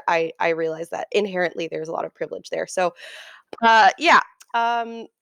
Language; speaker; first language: English; native; English